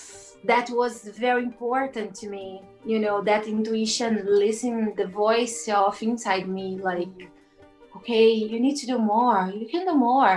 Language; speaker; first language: English; non-native, learner; Portuguese